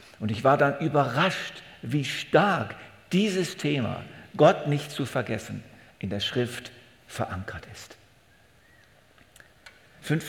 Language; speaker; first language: German; native; German